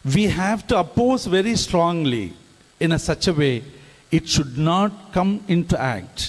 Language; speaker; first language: English; non-native, local second language; Tamil